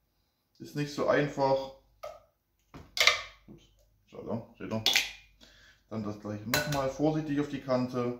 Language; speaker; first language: German; native; German